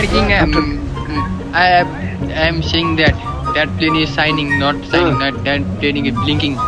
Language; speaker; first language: English; non-native, learner; Nepali